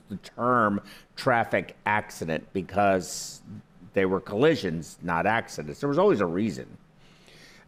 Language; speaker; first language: English; native; English